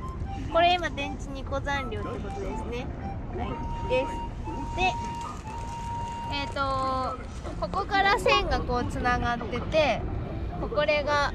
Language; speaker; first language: Japanese; native; Japanese